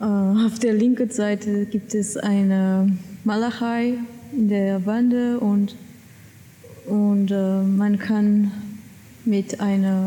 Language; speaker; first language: German; non-native, learner; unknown